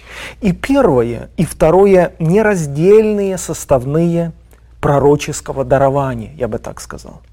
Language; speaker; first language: Russian; native; Russian